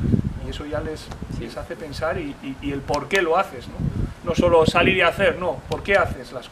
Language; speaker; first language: Spanish; native; Spanish